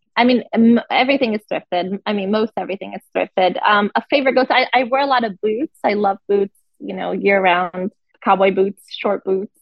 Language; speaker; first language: English; non-native, fluent; Portuguese